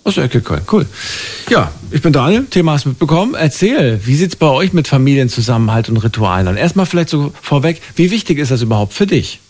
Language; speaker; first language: German; native; German